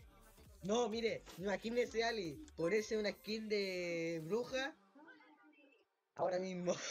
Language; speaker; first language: Spanish; native; Spanish